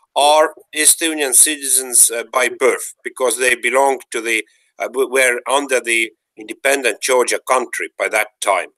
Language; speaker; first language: English; non-native, fluent; Estonian